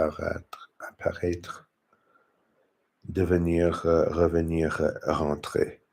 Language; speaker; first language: French; non-native, learner; English